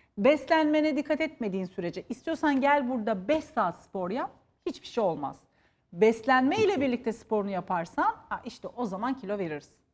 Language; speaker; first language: Turkish; native; Turkish